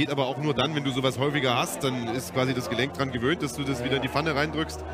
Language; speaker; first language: German; native; German